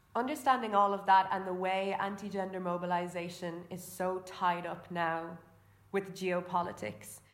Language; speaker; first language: English; native; English